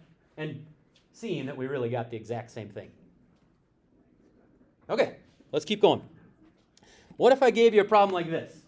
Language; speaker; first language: English; native; English